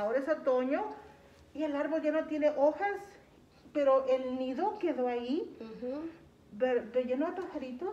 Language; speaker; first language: Spanish; early bilingual, heritage; Spanish